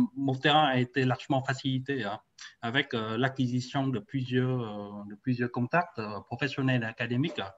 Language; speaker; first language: French; non-native, fluent; Vietnamese